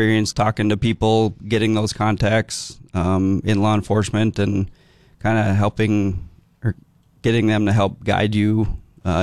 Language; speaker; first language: English; native; English